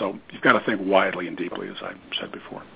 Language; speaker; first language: English; native; English